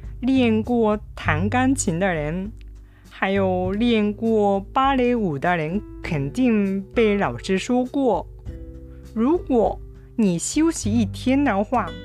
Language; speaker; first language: Chinese; non-native, fluent; Japanese